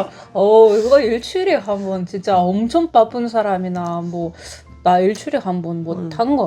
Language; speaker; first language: Korean; non-native, fluent; Russian